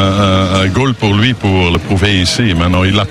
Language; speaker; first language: French; non-native, learner; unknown